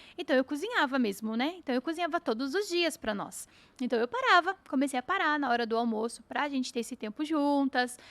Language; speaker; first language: Portuguese; native; Portuguese